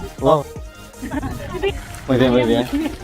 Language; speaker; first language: Spanish; non-native, learner; Korean